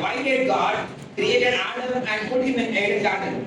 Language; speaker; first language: English; non-native, local second language; Telugu